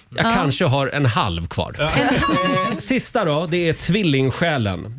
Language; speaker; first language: Swedish; native; Swedish